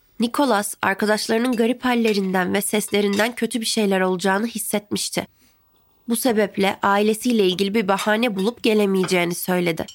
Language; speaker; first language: Turkish; native; Turkish